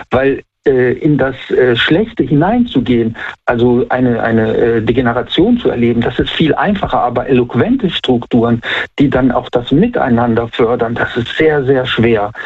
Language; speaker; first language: German; native; German